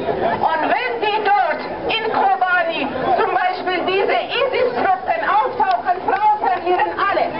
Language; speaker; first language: German; non-native, fluent; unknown